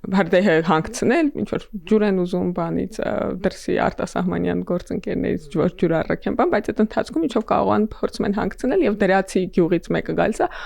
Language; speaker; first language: Armenian; native; Armenian